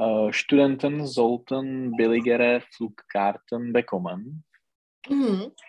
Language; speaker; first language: German; non-native, learner; Czech